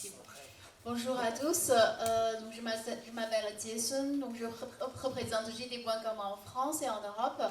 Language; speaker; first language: French; non-native, fluent; Chinese